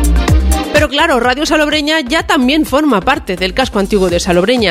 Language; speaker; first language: Spanish; native; Spanish